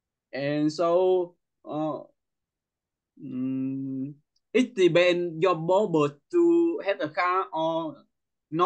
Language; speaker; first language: English; non-native, learner; Vietnamese